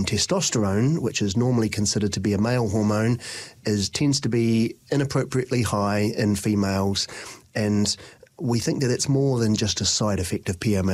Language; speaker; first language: English; native; English